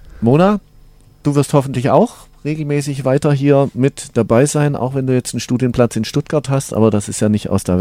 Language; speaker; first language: German; native; German